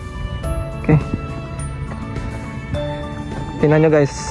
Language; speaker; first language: Filipino; native; Filipino